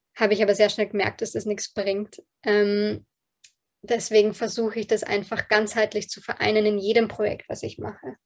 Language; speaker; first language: German; early bilingual, other home language; Polish